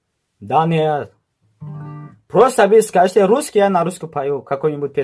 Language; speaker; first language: Russian; non-native, learner; Tajik